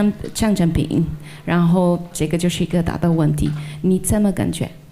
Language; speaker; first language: Chinese; non-native, fluent; Portuguese